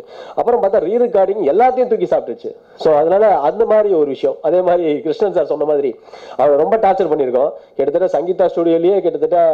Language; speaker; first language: Tamil; native; Tamil